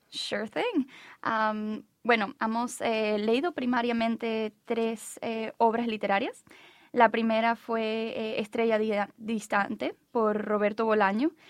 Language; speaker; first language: Spanish; early bilingual, other home language; English